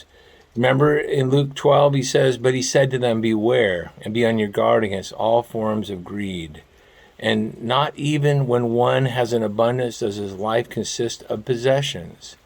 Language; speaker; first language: English; native; English